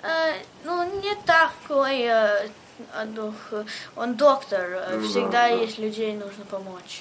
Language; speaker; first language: Russian; early bilingual, heritage; Russian